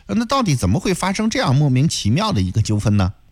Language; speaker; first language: Chinese; native; Chinese